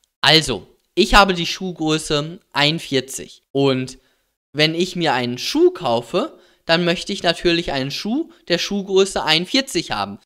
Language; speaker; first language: German; native; German